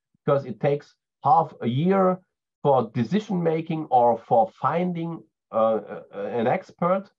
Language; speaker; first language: English; non-native, fluent; German